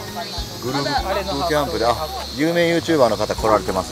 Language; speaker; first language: Japanese; native; Japanese